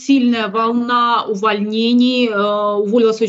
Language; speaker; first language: Russian; native; Russian